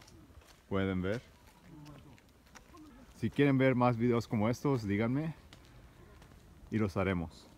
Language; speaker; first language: Spanish; early bilingual, heritage; Spanish